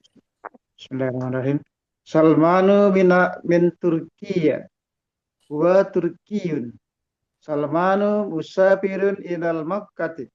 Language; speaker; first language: Arabic; non-native, learner; Indonesian